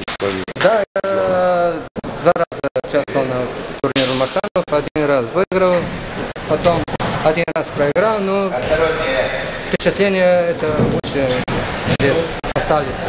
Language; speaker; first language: Russian; non-native, learner; Bulgarian